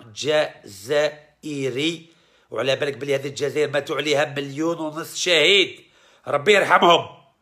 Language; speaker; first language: Arabic; early bilingual, heritage; Arabic